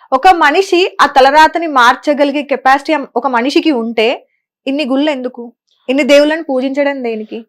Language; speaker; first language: Telugu; native; Telugu